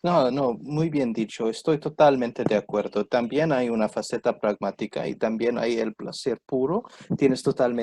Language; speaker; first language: Spanish; non-native, fluent; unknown